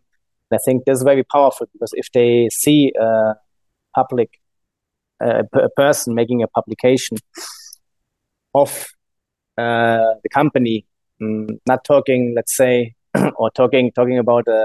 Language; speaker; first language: English; non-native, fluent; German